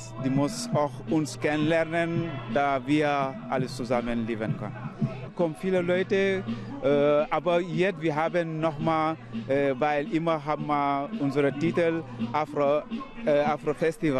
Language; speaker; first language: German; non-native, learner; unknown